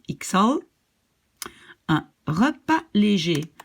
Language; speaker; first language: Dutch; non-native, fluent; French